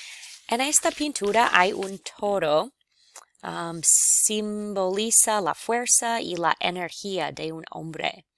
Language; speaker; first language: Spanish; non-native, fluent; English